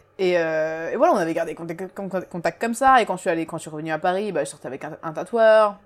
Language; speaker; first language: French; early bilingual, other home language; Japanese